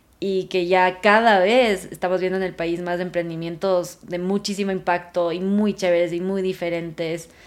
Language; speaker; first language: Spanish; native; Spanish